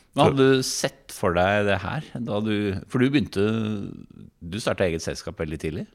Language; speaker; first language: Norwegian; native; Norwegian